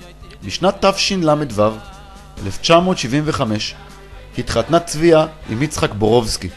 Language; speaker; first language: Hebrew; native; Hebrew